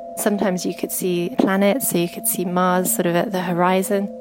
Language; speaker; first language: English; native; English